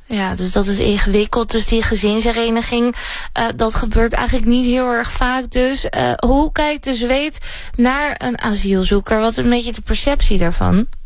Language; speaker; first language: Dutch; native; Dutch